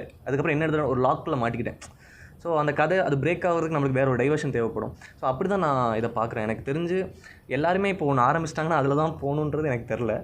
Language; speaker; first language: Tamil; native; Tamil